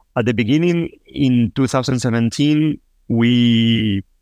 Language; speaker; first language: English; non-native, fluent; Spanish